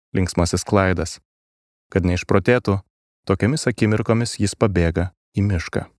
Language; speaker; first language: Lithuanian; native; Lithuanian